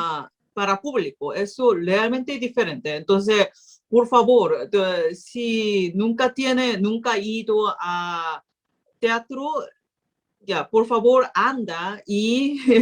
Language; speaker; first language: Spanish; non-native, learner; Korean